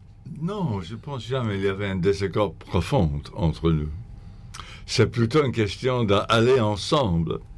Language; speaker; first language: French; non-native, fluent; English